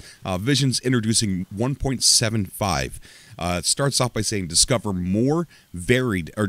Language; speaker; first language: English; native; English